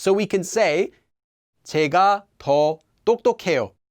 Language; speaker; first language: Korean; non-native, fluent; English